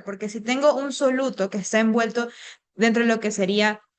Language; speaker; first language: Spanish; native; Spanish